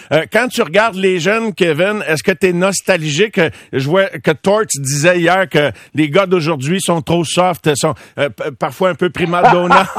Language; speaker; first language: French; native; French